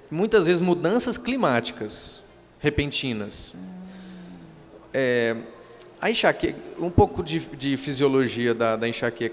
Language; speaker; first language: Portuguese; native; Portuguese